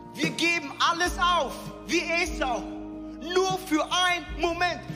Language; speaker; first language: German; native; German